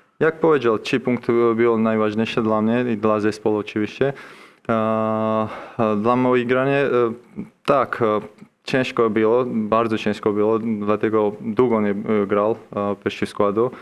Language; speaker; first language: Polish; non-native, learner; Georgian